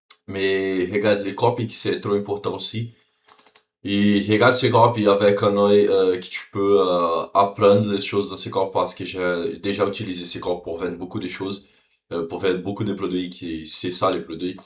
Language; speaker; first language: French; non-native, learner; Portuguese